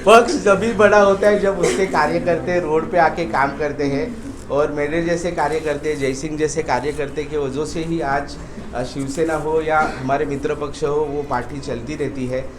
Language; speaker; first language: Hindi; non-native, local second language; Marathi